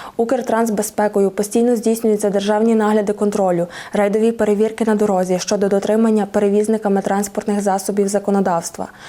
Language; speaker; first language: Ukrainian; native; Ukrainian